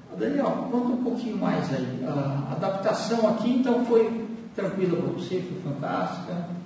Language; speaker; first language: Portuguese; native; Portuguese